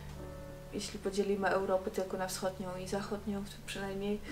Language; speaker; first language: Polish; non-native, fluent; Dutch